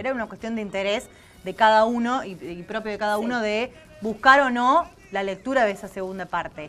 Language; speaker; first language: Spanish; native; Spanish